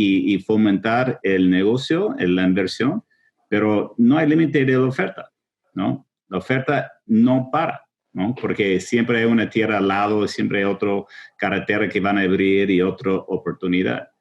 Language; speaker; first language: Spanish; non-native, fluent; English